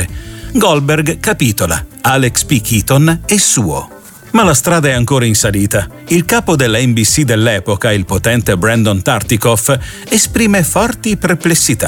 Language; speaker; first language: Italian; native; Italian